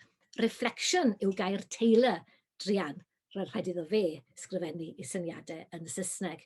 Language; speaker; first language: Welsh; native; Welsh